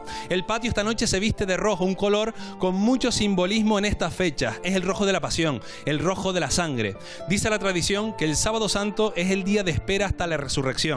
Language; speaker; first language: Spanish; native; Spanish